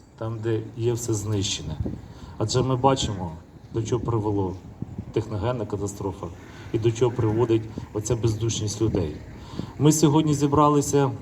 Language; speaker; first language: Ukrainian; native; Ukrainian